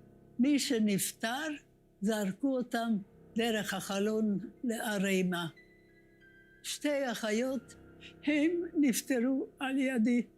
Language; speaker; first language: Hebrew; non-native, fluent; Hungarian